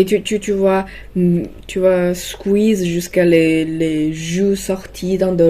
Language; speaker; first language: French; non-native, learner; Chinese